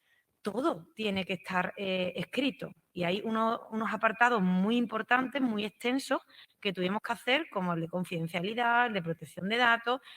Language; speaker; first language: Spanish; native; Spanish